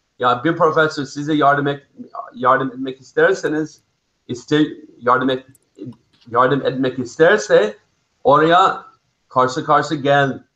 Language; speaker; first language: Turkish; non-native, fluent; English